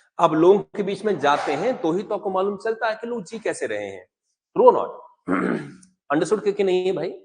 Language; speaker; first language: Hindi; native; Hindi